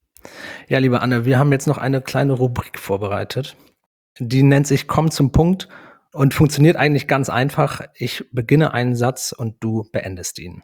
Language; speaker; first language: German; native; German